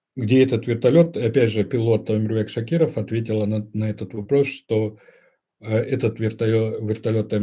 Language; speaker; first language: Russian; non-native, local second language; Kyrgyz